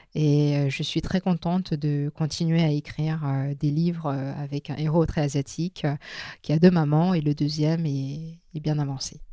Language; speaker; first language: French; non-native, local second language; Min Nan Chinese